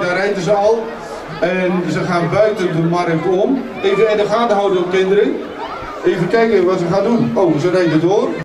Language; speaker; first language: Dutch; native; Dutch